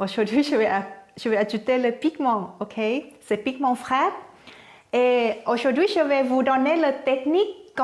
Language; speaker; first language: French; non-native, learner; Thai